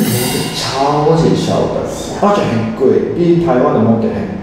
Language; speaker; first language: Chinese; non-native, fluent; Japanese